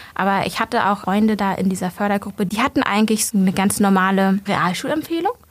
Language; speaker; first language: German; early bilingual, other home language; Vietnamese